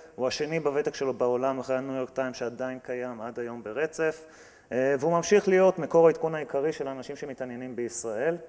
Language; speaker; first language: Hebrew; native; Hebrew